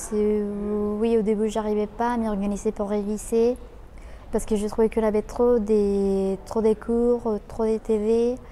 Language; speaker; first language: French; non-native, fluent; Spanish